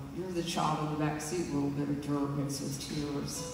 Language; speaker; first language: English; native; English